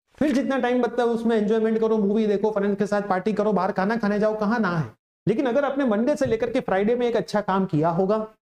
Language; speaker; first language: Hindi; non-native, local second language; Gujarati